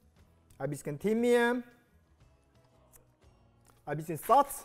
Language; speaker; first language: German; non-native, learner; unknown